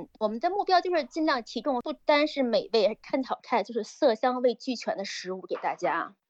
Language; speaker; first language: Chinese; native; Chinese